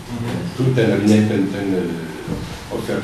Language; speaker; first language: Polish; non-native, learner; French